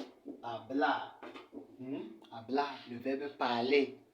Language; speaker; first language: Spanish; non-native, fluent; French